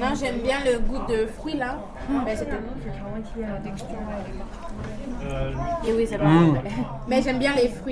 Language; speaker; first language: French; native; French